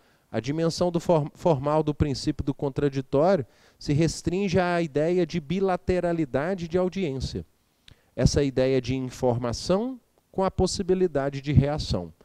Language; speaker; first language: Portuguese; native; Portuguese